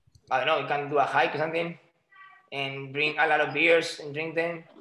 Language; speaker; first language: English; non-native, fluent; Spanish